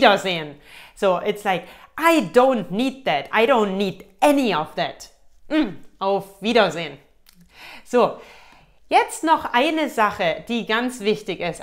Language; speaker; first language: German; native; German